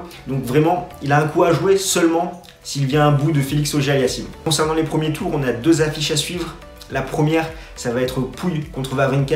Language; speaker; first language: French; native; French